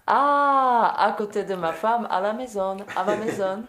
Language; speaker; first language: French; non-native, learner; Slovak